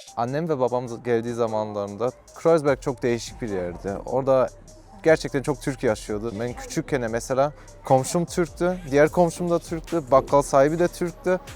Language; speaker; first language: Turkish; early bilingual, heritage; Turkish